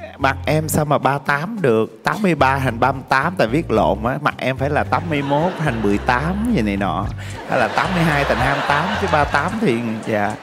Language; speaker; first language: Vietnamese; native; Vietnamese